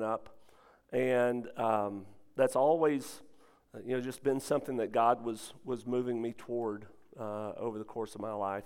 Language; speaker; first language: English; native; English